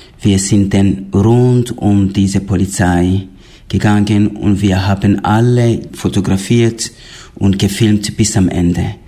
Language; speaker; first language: German; non-native, fluent; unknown